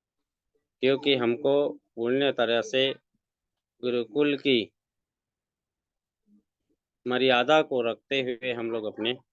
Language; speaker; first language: Hindi; native; Hindi